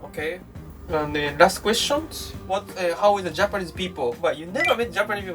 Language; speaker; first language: English; non-native, learner; Japanese